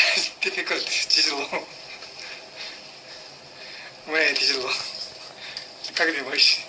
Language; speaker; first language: Russian; non-native, learner; Korean